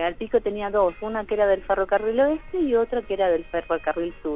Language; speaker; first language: Spanish; native; Spanish